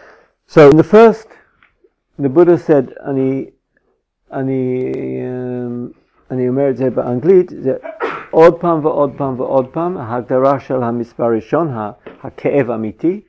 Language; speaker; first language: Hebrew; non-native, fluent; English